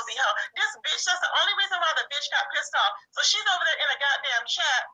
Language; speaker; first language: English; native; English